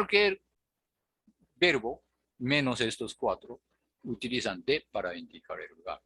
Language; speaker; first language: Spanish; non-native, fluent; Japanese